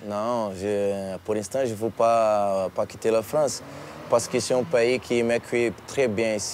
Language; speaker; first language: French; non-native, learner; Portuguese